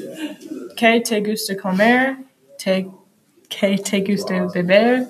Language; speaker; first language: Spanish; non-native, learner; English